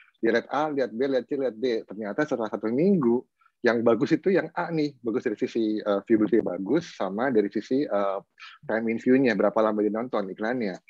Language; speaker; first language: Indonesian; native; Indonesian